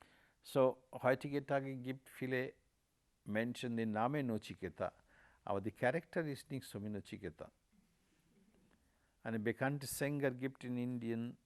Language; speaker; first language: German; non-native, learner; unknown